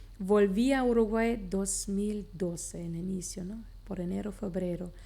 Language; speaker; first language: Spanish; non-native, local second language; Plautdietsch